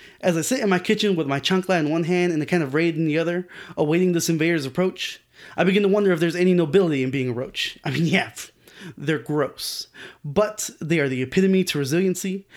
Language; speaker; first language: English; early bilingual, other home language; Spanish